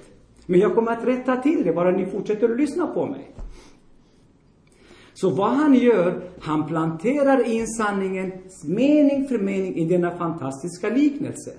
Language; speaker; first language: Swedish; non-native, fluent; Armenian